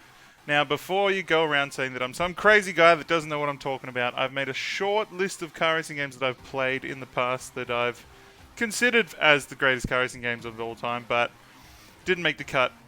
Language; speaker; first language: English; native; English